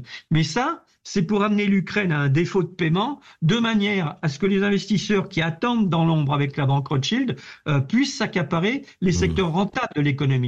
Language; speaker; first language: French; native; French